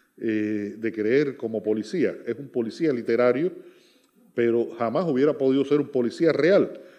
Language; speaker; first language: Spanish; native; Spanish